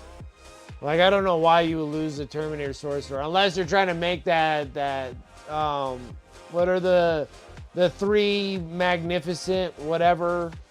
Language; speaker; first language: English; native; English